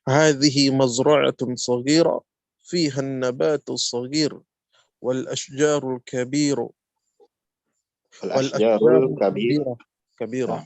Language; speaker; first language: Arabic; non-native, learner; Indonesian